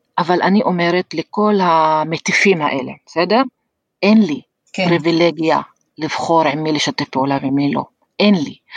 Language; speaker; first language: Hebrew; non-native, local second language; Arabic